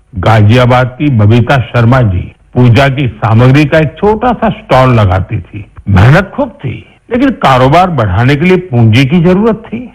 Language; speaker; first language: Hindi; non-native, local second language; Gujarati